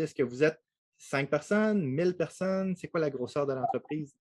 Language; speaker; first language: French; native; French